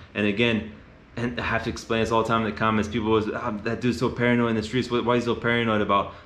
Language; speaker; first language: English; native; English